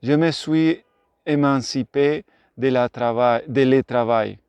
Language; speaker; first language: French; non-native, learner; Spanish